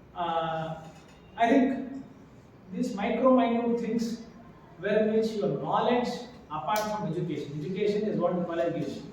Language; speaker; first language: English; non-native, local second language; Kannada